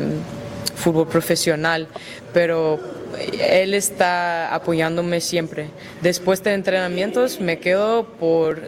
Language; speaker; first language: Spanish; early bilingual, heritage; Spanish